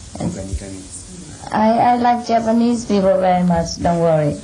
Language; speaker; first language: English; non-native, fluent; Vietnamese